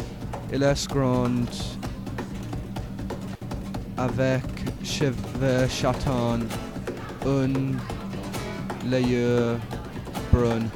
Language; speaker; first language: French; non-native, learner; English